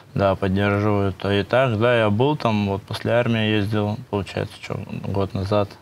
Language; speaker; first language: Russian; native; Russian